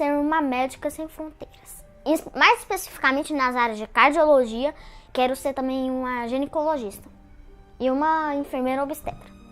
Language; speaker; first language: Portuguese; early bilingual, other home language; Arabic